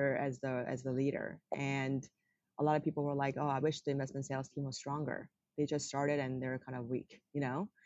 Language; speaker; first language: English; non-native, fluent; Korean